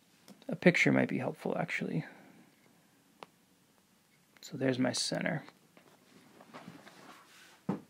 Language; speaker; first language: English; native; English